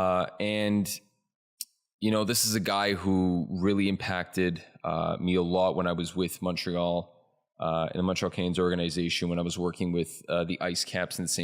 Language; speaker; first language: English; native; English